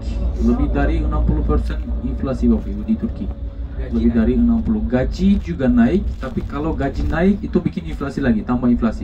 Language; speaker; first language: Indonesian; non-native, fluent; Turkish